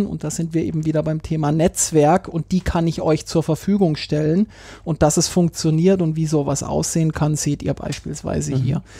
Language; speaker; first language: German; native; German